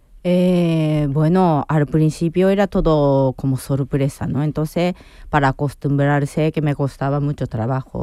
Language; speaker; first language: Spanish; non-native, fluent; Japanese